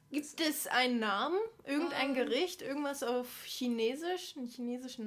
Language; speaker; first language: German; native; German